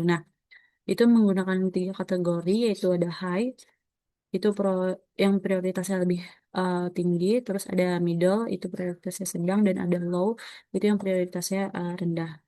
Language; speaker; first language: Indonesian; native; Indonesian